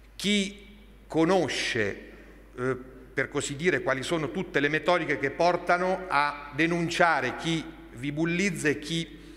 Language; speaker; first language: Italian; native; Italian